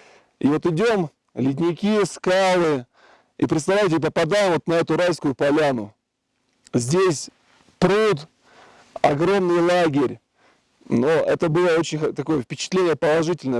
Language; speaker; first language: Russian; native; Russian